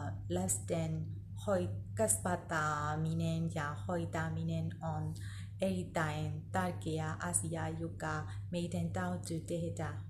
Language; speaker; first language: Finnish; non-native, learner; Burmese